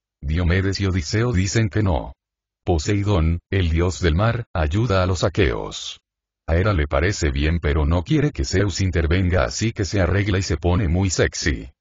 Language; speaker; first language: Spanish; native; Spanish